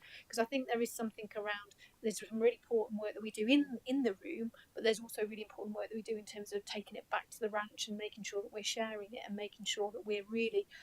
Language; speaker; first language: English; native; English